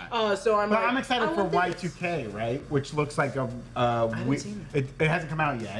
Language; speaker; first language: English; native; English